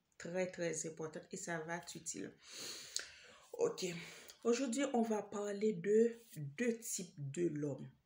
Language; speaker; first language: French; non-native, local second language; Haitian Creole